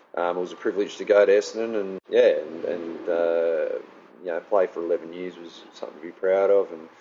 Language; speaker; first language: English; native; English